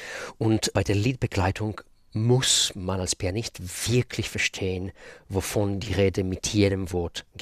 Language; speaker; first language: German; non-native, fluent; Russian